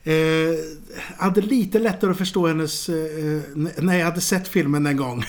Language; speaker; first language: Swedish; native; Swedish